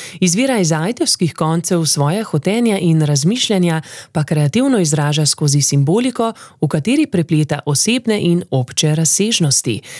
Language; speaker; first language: Slovenian; native; Slovenian